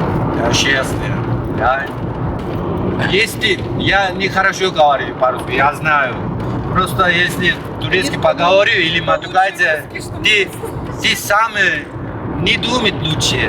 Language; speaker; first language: Russian; non-native, learner; Turkish